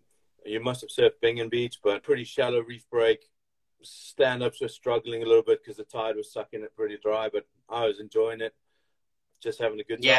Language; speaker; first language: English; native; English